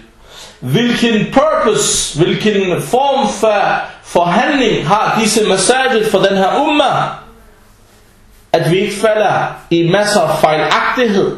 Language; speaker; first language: Danish; non-native, fluent; Arabic